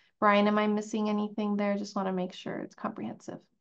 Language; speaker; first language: English; early bilingual, other home language; Spanish